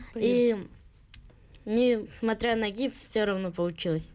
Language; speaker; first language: Russian; native; Russian